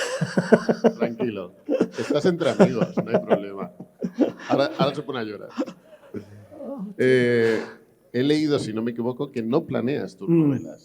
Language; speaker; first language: Spanish; native; Spanish